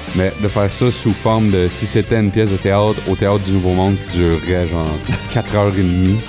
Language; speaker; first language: French; native; French